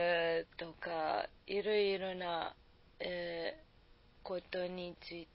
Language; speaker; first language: Japanese; non-native, learner; Serbian